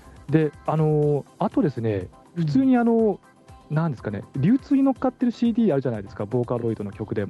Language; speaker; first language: Japanese; native; Japanese